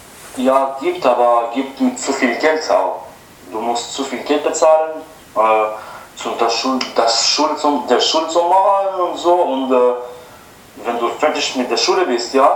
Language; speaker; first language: German; non-native, learner; Albanian